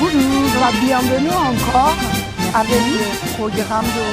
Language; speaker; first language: French; non-native, fluent; Persian